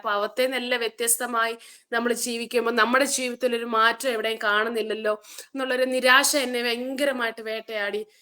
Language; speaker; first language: Malayalam; early bilingual, heritage; Malayalam